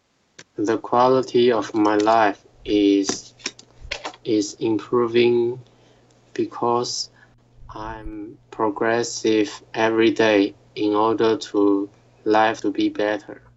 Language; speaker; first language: English; non-native, learner; Chinese